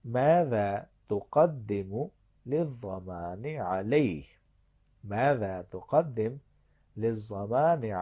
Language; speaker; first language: Arabic; non-native, fluent; Urdu